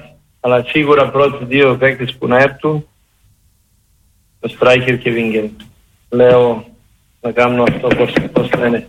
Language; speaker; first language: Greek; non-native, learner; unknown